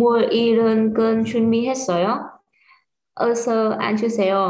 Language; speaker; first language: Korean; non-native, learner; Vietnamese